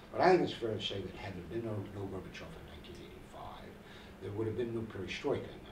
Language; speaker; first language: English; native; English